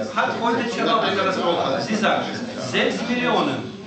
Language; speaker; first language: German; non-native, learner; Russian